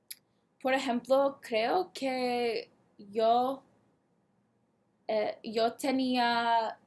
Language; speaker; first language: Spanish; non-native, learner; English